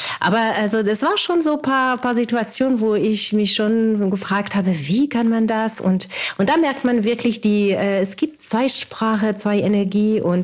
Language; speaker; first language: German; non-native, fluent; French